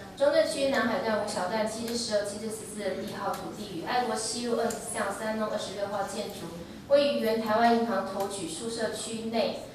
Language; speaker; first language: Chinese; native; Chinese